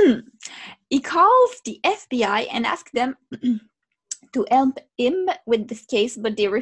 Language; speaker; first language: English; non-native, fluent; French